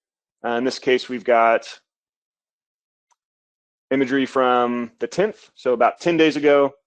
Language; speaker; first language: English; native; English